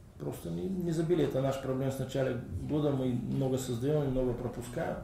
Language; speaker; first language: Russian; non-native, learner; Bulgarian